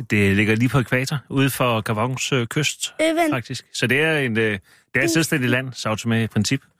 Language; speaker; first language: Danish; native; Danish